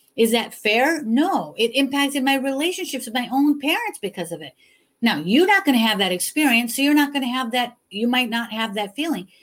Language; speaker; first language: English; early bilingual, other home language; Hindi